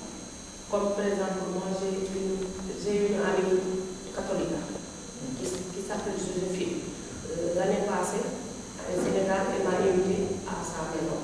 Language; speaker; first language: French; non-native, learner; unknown